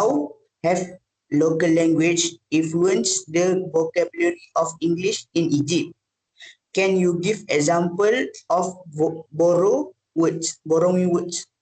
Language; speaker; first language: English; non-native, learner; Malay